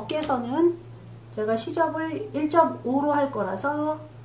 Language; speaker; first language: Korean; native; Korean